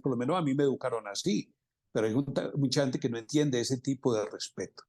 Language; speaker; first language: Spanish; native; Spanish